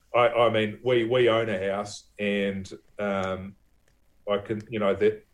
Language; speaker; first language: English; native; English